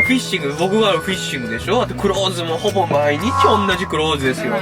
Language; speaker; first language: Japanese; native; Japanese